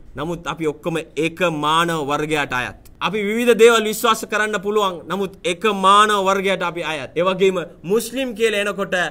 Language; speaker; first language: Sinhala; non-native, local second language; Tamil